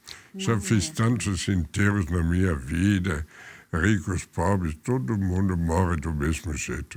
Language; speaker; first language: Portuguese; non-native, fluent; German